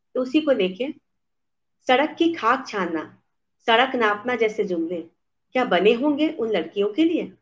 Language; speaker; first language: Hindi; native; Hindi